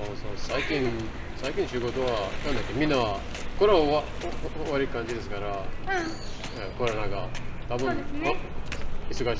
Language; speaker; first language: Japanese; non-native, learner; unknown